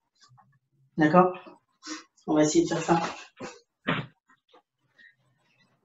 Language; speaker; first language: French; native; French